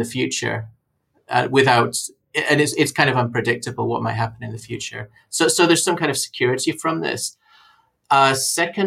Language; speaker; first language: English; native; English